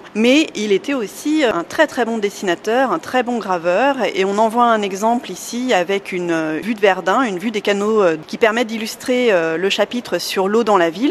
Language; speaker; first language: French; native; French